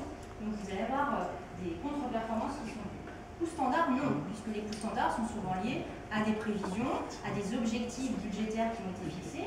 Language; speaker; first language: French; native; French